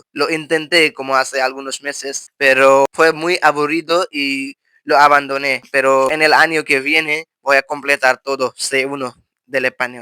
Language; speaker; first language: Spanish; non-native, fluent; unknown